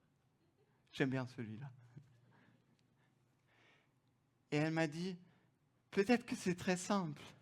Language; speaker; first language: French; non-native, fluent; German